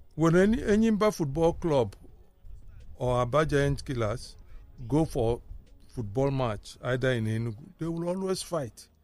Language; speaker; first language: English; non-native, local second language; Igbo